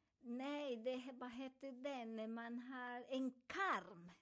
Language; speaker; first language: Swedish; non-native, fluent; Spanish